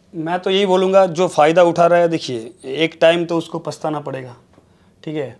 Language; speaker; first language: Hindi; non-native, local second language; Bangla